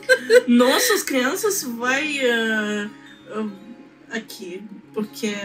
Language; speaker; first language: Portuguese; non-native, learner; Russian